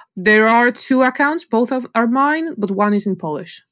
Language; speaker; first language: English; non-native, fluent; Polish